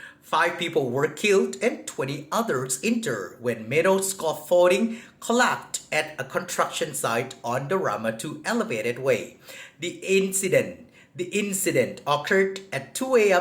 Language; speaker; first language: English; non-native, fluent; Thai